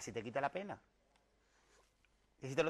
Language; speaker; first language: Spanish; native; Spanish